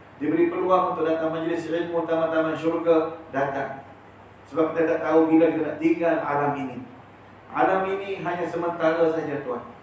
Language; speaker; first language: Malay; early bilingual, heritage; Malay